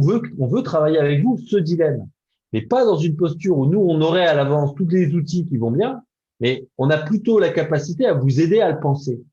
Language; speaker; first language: French; native; French